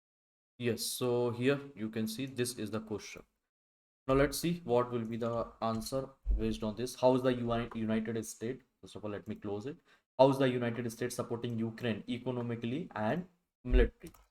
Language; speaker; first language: English; non-native, local second language; Hindi